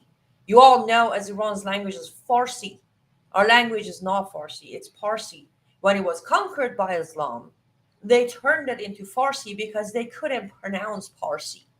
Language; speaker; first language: English; non-native, fluent; Persian